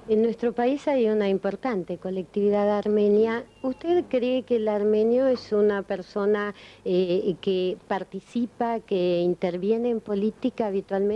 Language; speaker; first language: Spanish; native; Spanish